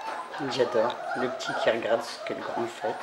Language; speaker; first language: French; native; French